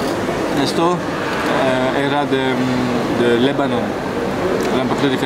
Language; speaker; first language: Spanish; non-native, learner; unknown